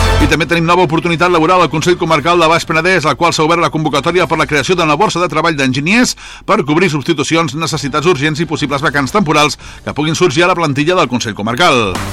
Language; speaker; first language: Catalan; native; Catalan